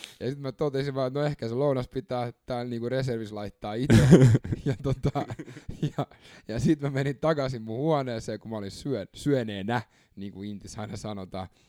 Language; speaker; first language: Finnish; early bilingual, other home language; English